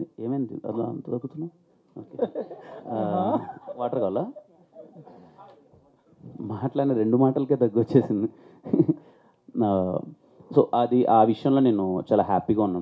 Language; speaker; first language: Telugu; native; Telugu